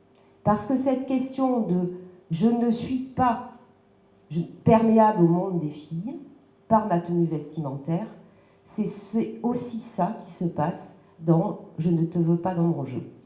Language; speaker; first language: French; native; French